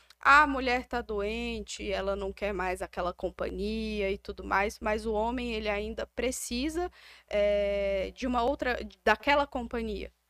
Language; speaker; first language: Portuguese; native; Portuguese